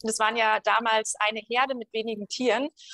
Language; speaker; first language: German; native; German